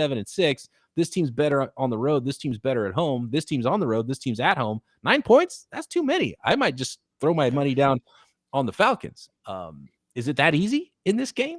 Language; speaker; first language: English; native; English